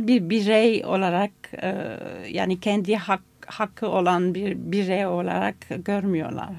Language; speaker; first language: Turkish; non-native, fluent; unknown